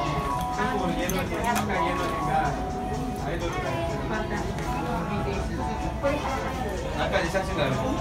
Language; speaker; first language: Japanese; native; Japanese